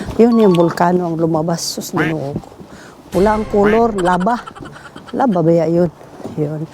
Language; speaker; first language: Filipino; non-native, local second language; Cebuano